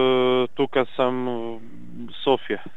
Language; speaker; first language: Bulgarian; non-native, learner; Serbian